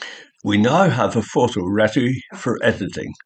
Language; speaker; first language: English; native; English